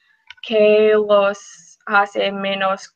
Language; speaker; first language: Spanish; non-native, learner; English